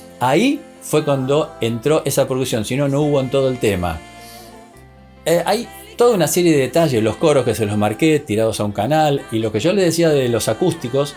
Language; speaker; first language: Spanish; native; Spanish